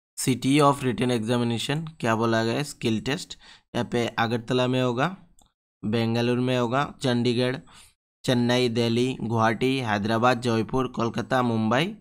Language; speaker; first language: Hindi; non-native, local second language; Bangla